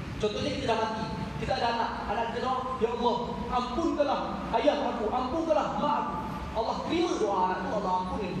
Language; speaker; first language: Malay; native; Malay